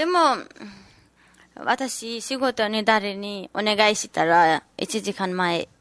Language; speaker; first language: Japanese; non-native, learner; Nepali